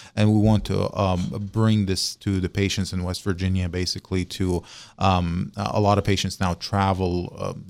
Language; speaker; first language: English; non-native, fluent; Arabic